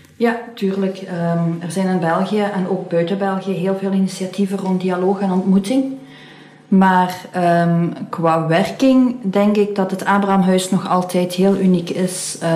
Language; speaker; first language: Dutch; native; Dutch